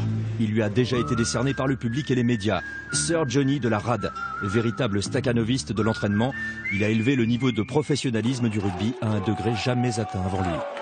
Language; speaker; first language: French; native; French